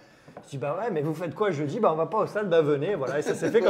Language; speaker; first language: French; native; French